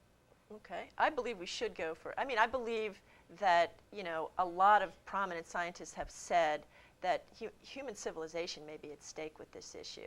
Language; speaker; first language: English; native; English